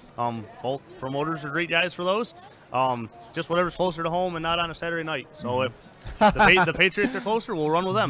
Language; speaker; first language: English; native; English